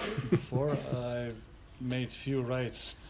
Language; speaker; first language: English; non-native, learner; Croatian